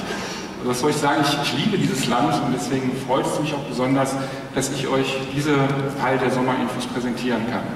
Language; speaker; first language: German; native; German